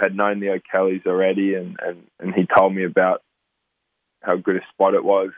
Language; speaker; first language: English; native; English